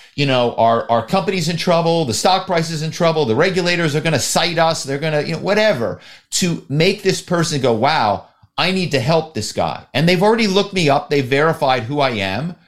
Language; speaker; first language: English; native; English